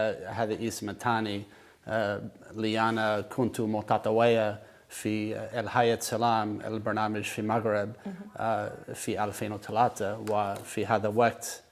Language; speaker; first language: Arabic; non-native, learner; English